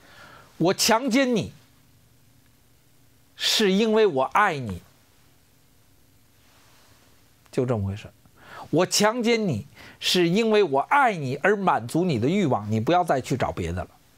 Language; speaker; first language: Chinese; native; Chinese